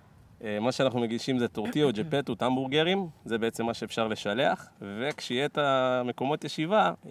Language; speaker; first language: Hebrew; native; Hebrew